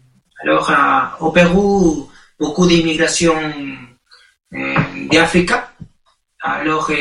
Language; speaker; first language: French; non-native, learner; Spanish